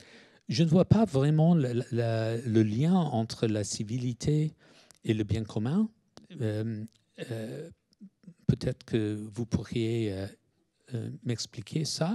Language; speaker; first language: French; non-native, fluent; English